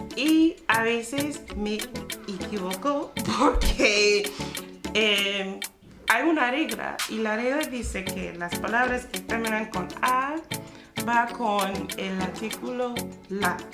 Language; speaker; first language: Spanish; non-native, fluent; English